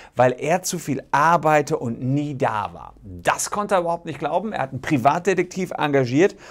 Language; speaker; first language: German; native; German